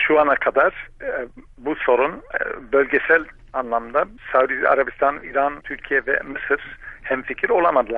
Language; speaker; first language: Turkish; non-native, fluent; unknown